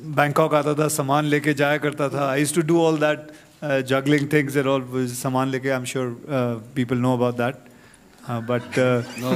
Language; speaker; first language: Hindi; native; Hindi